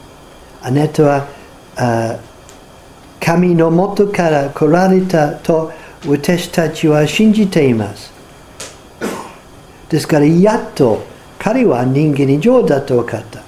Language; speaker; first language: Japanese; non-native, fluent; English